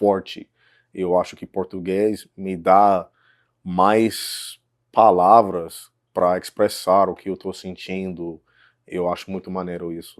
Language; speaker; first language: Portuguese; non-native, fluent; English